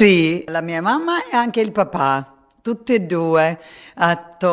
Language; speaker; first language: Italian; non-native, fluent; Finnish